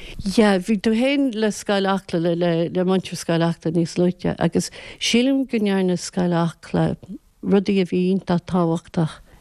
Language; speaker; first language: Irish; native; Irish